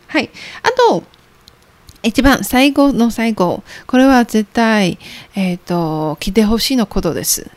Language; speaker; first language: Japanese; non-native, fluent; Chinese